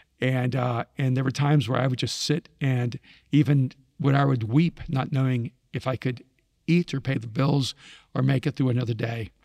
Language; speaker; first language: English; early bilingual, other home language; Spanish